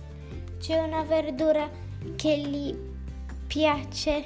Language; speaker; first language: Italian; early bilingual, heritage; Italian